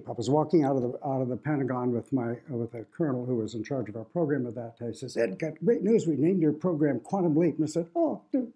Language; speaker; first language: English; native; English